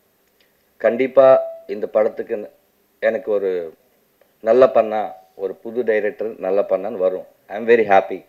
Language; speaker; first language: Tamil; non-native, local second language; Telugu